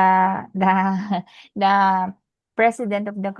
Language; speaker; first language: English; non-native, local second language; Filipino